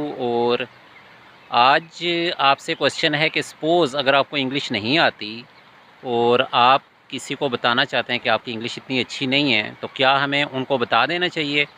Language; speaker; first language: Urdu; non-native, local second language; Punjabi